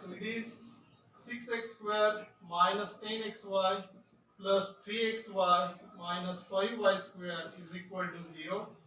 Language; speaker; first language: English; non-native, local second language; Marathi